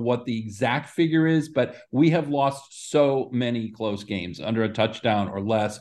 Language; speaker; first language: English; native; English